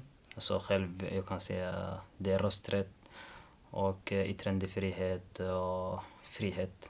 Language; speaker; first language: Swedish; non-native, learner; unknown